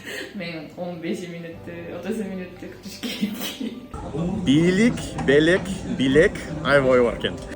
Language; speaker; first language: Kyrgyz; non-native, learner; Japanese